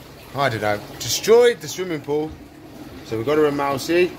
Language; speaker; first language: English; native; English